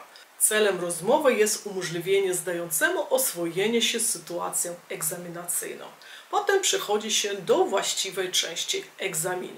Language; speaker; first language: Polish; native; Polish